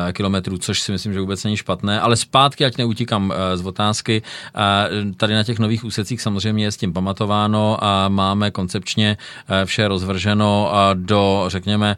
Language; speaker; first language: Czech; native; Czech